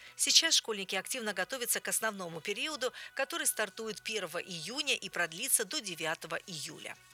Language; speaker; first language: Russian; native; Russian